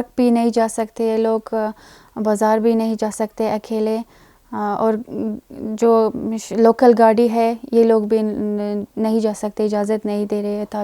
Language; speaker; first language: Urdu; non-native, fluent; Persian